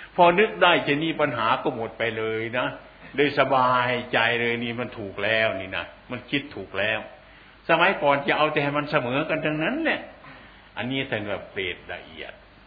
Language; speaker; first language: Thai; non-native, local second language; Northeastern Thai